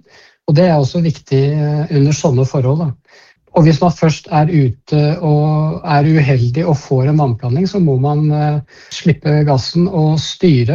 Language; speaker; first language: Norwegian; native; Norwegian